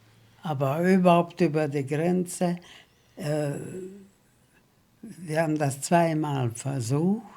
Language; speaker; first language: German; early bilingual, heritage; German